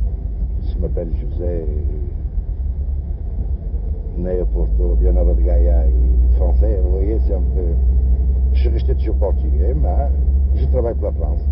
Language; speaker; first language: French; non-native, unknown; Portuguese